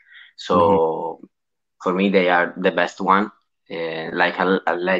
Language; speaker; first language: English; non-native, learner; Italian